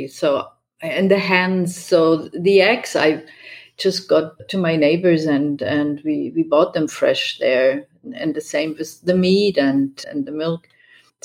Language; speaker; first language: English; non-native, fluent; German